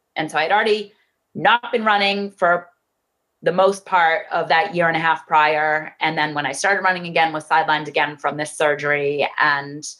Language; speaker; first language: English; native; English